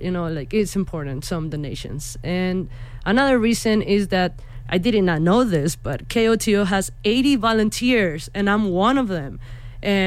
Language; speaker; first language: English; non-native, fluent; Spanish